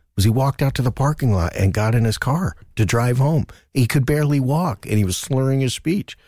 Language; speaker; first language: English; native; English